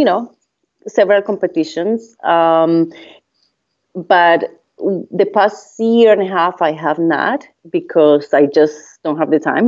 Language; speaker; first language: English; non-native, fluent; Spanish